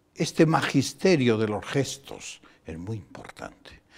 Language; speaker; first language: Spanish; non-native, local second language; Galician